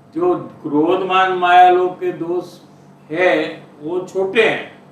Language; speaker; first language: Hindi; non-native, local second language; Gujarati